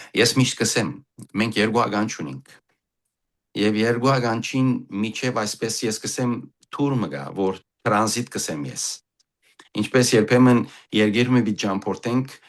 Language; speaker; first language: Armenian; early bilingual, heritage; Armenian